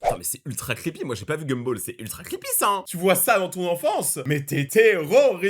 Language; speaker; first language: French; native; French